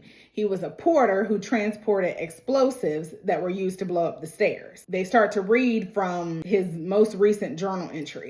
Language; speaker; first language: English; native; English